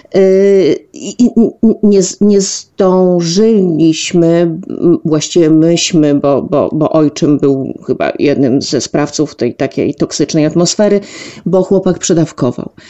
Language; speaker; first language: Polish; native; Polish